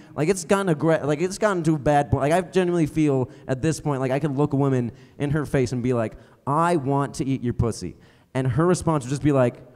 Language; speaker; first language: English; native; English